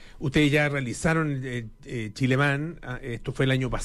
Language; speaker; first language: Spanish; native; Spanish